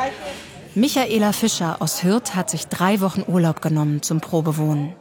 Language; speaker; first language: German; native; German